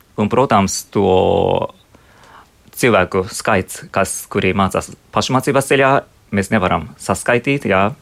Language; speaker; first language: Latvian; non-native, fluent; Japanese